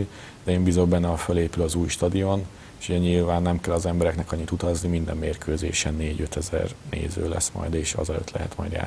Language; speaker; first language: Hungarian; native; Hungarian